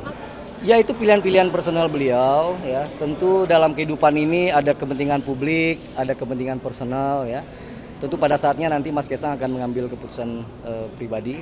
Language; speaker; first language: Indonesian; native; Indonesian